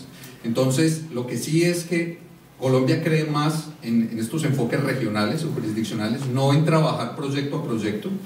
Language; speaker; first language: Spanish; native; Spanish